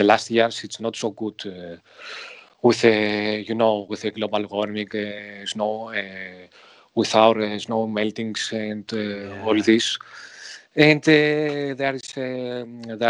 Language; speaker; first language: English; non-native, learner; Greek